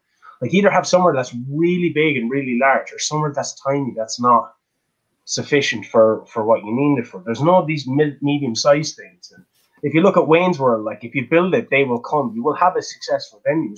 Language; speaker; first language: English; native; English